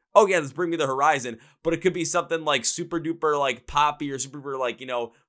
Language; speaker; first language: English; native; English